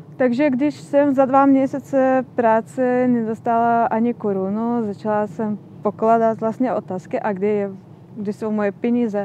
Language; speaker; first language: Czech; non-native, fluent; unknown